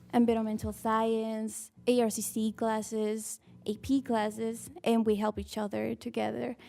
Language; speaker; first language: English; early bilingual, other home language; Spanish